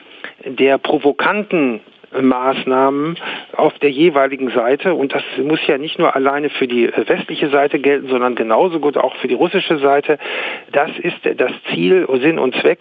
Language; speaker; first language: German; native; German